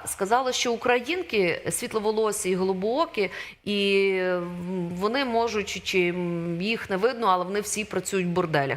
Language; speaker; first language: Ukrainian; native; Ukrainian